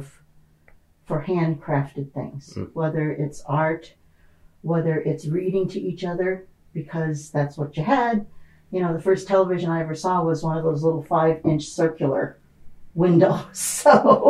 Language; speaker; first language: English; native; English